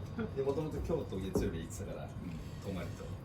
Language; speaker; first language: Japanese; native; Japanese